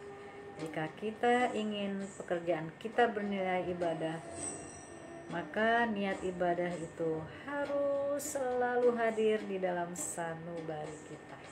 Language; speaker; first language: Indonesian; native; Indonesian